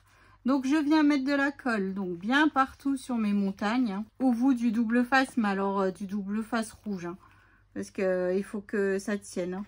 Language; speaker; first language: French; native; French